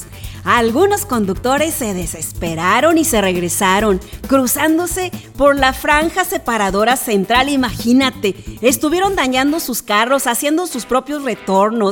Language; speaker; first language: Spanish; native; Spanish